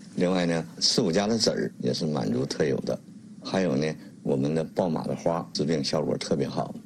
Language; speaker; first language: Chinese; native; Chinese